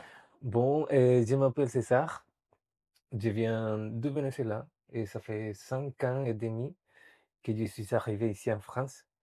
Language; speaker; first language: French; non-native, fluent; Spanish